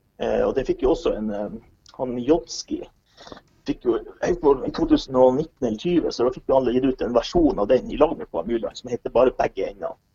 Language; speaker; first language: Norwegian; native; Norwegian